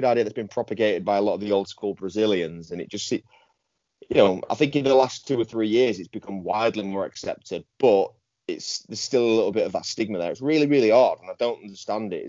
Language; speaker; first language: English; native; English